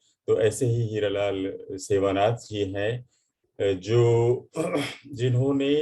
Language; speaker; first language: Hindi; native; Hindi